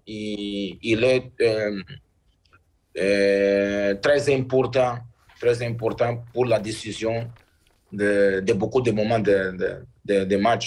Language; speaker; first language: French; non-native, learner; Portuguese